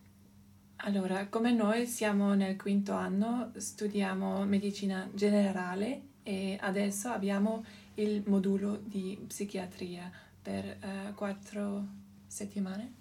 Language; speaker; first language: Italian; non-native, local second language; German